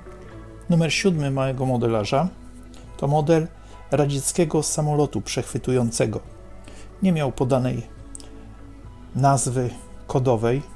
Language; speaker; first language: Polish; native; Polish